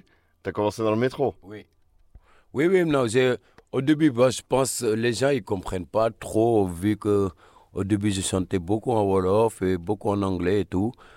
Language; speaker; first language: French; non-native, local second language; Wolof